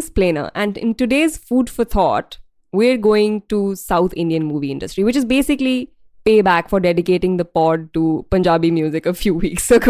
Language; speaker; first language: English; non-native, local second language; Hindi